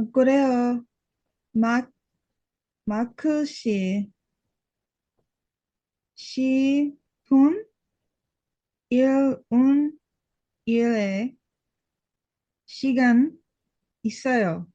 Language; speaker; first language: Korean; non-native, learner; English